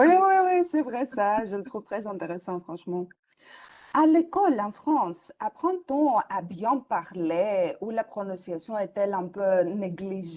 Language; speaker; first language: French; non-native, fluent; Greek